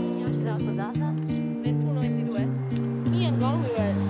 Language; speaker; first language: Italian; non-native, learner; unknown